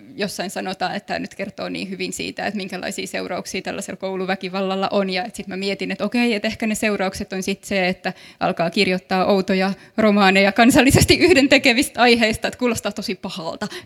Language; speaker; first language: Finnish; native; Finnish